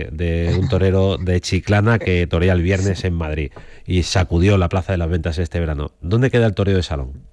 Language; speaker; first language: Spanish; native; Spanish